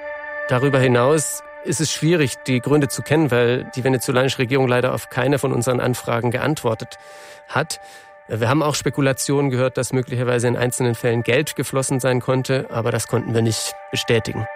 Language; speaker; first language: German; native; German